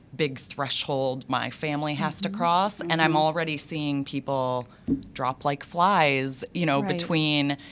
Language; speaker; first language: English; native; English